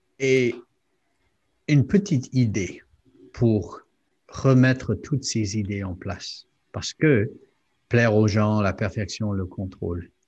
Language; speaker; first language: French; non-native, fluent; English